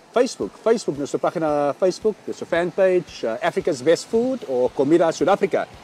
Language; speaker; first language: Spanish; non-native, learner; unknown